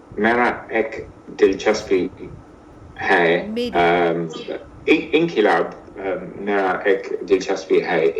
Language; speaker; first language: Hindi; non-native, learner; English